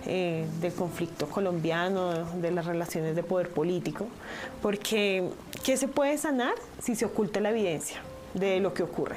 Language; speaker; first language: Spanish; native; Spanish